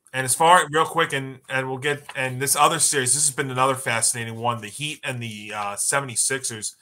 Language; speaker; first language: English; native; English